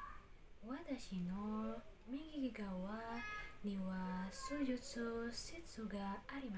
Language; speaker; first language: Japanese; non-native, learner; Indonesian